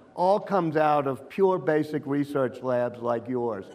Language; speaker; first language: English; native; English